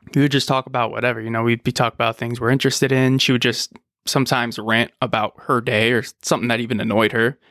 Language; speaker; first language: English; native; English